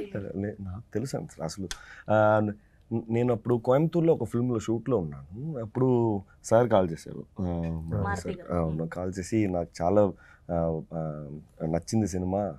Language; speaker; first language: Telugu; non-native, local second language; Tamil